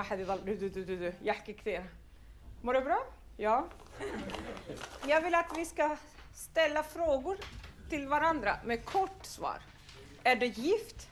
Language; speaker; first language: Swedish; non-native, fluent; Arabic